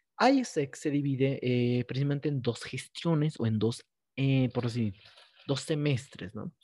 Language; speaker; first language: Spanish; native; Spanish